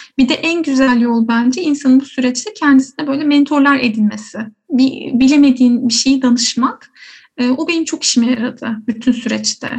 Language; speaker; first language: Turkish; native; Turkish